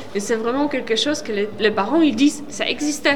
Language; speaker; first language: French; non-native, fluent; Polish